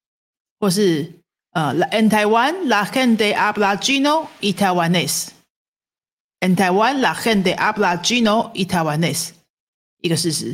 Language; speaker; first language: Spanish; non-native, fluent; Chinese